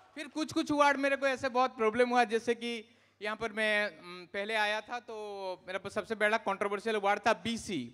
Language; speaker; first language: Hindi; non-native, local second language; Odia